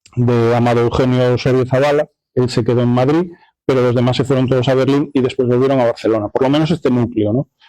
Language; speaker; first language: Spanish; non-native, local second language; Galician